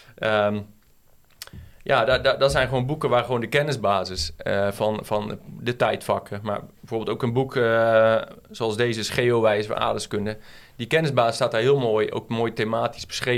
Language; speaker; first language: Dutch; native; Dutch